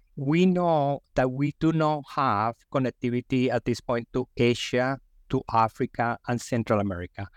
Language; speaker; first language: English; non-native, fluent; Spanish